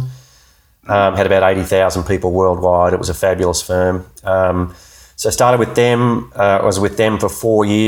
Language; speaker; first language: English; native; English